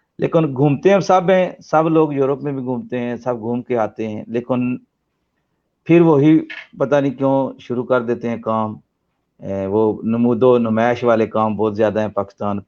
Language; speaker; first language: Urdu; non-native, local second language; Punjabi